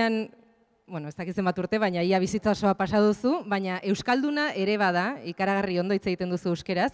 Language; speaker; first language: Basque; native; Basque